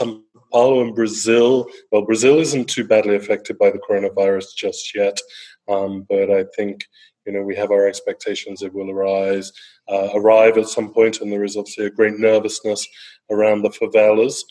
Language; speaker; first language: English; native; English